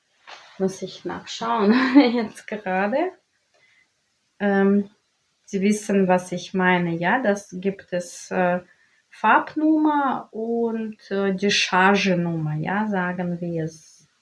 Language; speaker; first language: German; non-native, learner; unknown